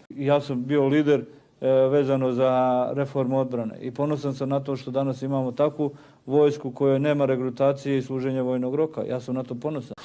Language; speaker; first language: Bosnian; native; Bosnian